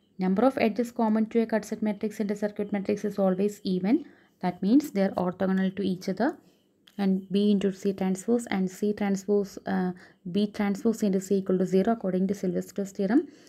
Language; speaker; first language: English; non-native, local second language; Malayalam